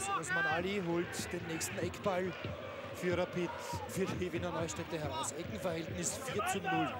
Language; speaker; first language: German; native; German